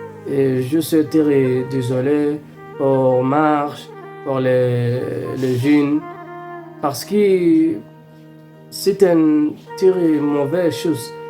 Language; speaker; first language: French; non-native, learner; Arabic